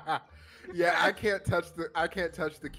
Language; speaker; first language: English; native; English